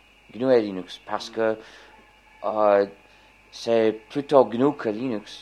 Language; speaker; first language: French; non-native, fluent; English